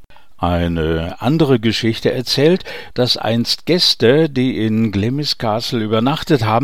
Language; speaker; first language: German; native; German